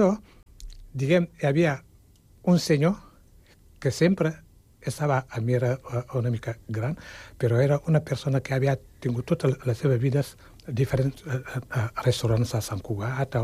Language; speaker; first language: Catalan; non-native, fluent; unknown